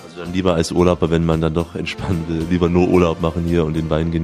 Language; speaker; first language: German; native; German